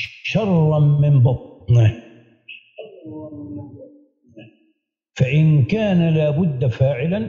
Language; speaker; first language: Arabic; native; Arabic